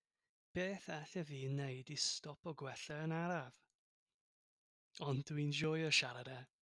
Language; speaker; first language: Welsh; non-native, learner; English